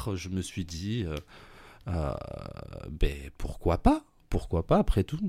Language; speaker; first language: French; native; French